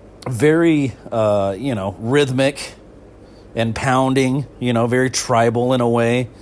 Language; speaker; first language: English; native; English